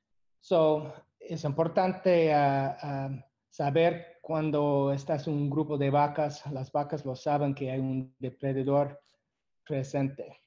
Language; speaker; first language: Spanish; non-native, learner; English